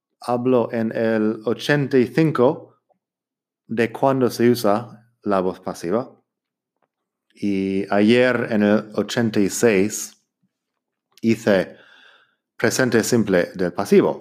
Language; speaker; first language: Spanish; non-native, fluent; English